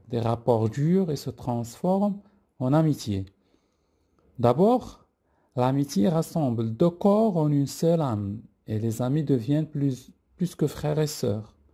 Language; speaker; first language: French; non-native, local second language; Arabic